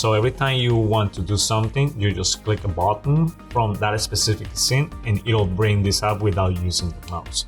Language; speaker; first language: English; non-native, fluent; Spanish